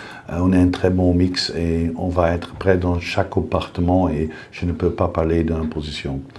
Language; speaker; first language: French; non-native, fluent; Dutch